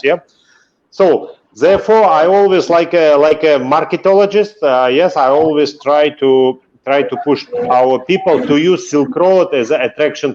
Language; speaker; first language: English; non-native, fluent; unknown